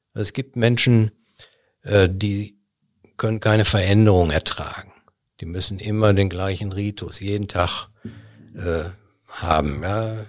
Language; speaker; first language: German; native; German